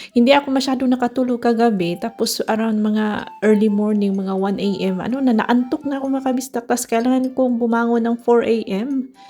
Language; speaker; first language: Filipino; non-native, local second language; Cebuano